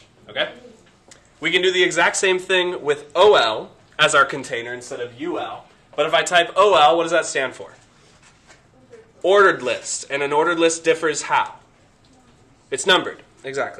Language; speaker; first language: English; native; English